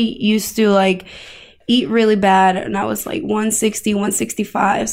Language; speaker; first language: English; non-native, fluent; Spanish